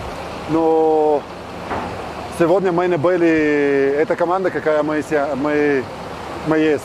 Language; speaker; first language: Russian; non-native, learner; Bulgarian